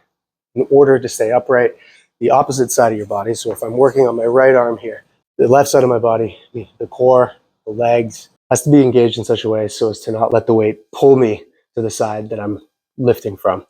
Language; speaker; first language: English; native; English